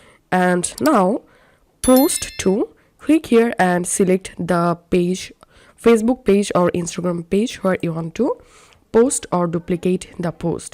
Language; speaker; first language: English; non-native, fluent; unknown